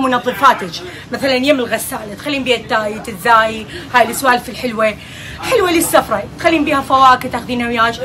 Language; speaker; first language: Arabic; native; Arabic